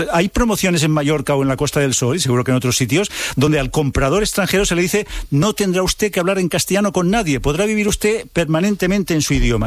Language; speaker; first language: Spanish; native; Spanish